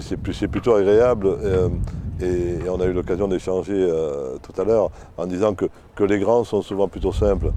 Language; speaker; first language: French; native; French